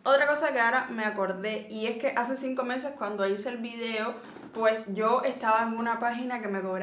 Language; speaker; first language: Spanish; native; Spanish